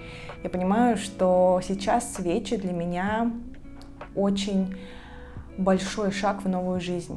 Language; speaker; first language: Russian; native; Russian